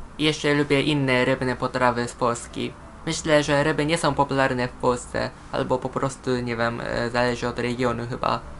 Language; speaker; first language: Polish; non-native, fluent; Japanese